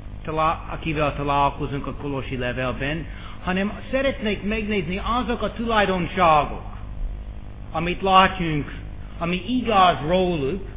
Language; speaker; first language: Hungarian; non-native, fluent; English